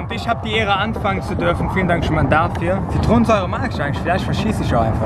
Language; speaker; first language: German; native; German